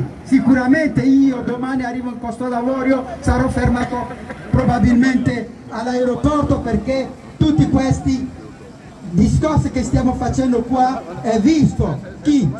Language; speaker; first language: Italian; non-native, fluent; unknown